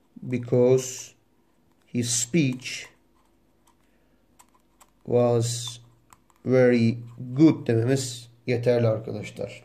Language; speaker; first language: English; non-native, fluent; Turkish